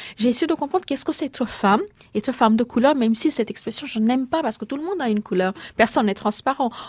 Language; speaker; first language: French; non-native, fluent; Bangla